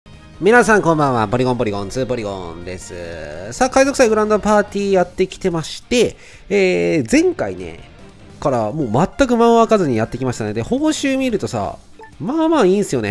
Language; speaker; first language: Japanese; native; Japanese